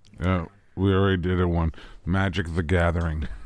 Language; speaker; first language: English; native; English